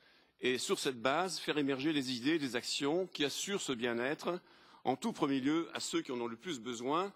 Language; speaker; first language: French; native; French